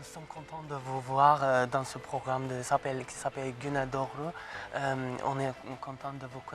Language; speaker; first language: French; non-native, fluent; Azerbaijani